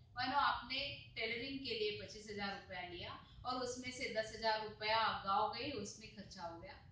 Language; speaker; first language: Hindi; non-native, local second language; Marathi